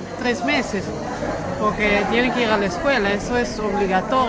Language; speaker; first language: Spanish; non-native, fluent; Dutch